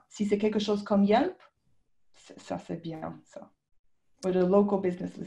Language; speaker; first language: French; non-native, fluent; English